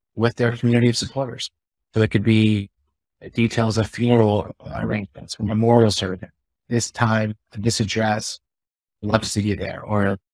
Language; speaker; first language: English; native; English